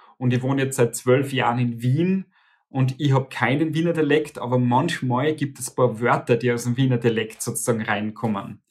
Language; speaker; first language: German; native; German